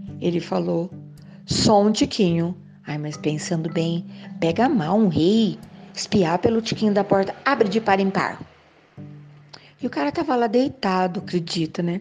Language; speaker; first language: Portuguese; native; Portuguese